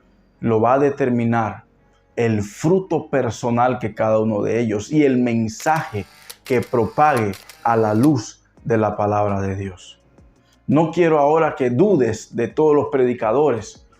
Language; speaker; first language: Spanish; native; Spanish